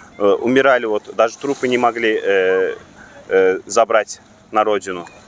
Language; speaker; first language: Russian; non-native, local second language; Turkmen